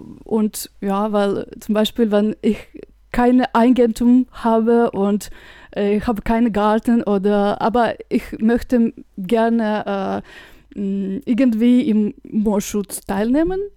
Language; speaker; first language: German; non-native, learner; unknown